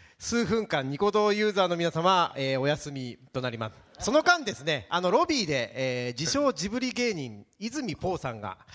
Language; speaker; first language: Japanese; native; Japanese